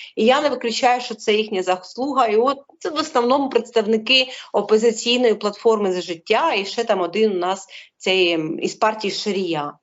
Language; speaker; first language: Ukrainian; non-native, local second language; Russian